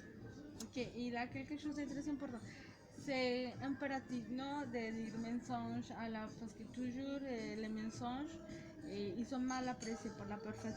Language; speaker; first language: French; non-native, learner; Spanish